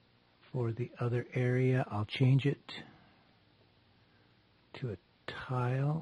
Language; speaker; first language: English; native; English